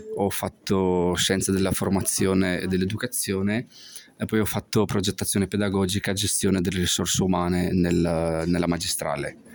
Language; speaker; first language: Italian; non-native, fluent; Albanian